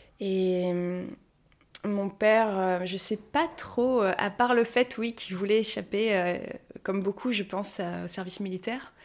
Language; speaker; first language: French; native; French